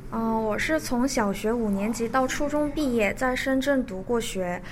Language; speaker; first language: Chinese; early bilingual, other home language; Korean